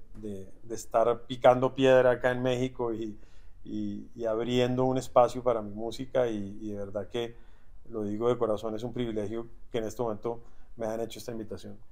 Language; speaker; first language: Spanish; native; Spanish